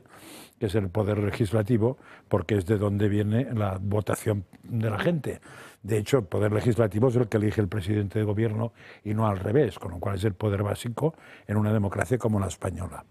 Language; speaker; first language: Spanish; native; Spanish